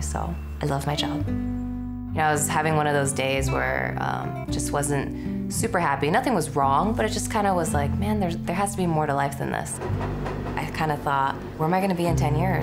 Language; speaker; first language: English; native; English